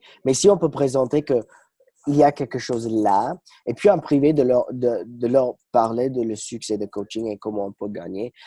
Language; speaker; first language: French; non-native, fluent; English